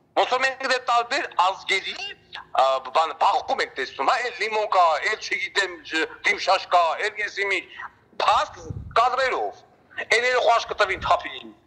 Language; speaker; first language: Armenian; native; Armenian